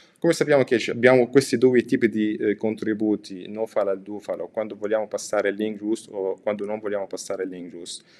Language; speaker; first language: Italian; non-native, fluent; Arabic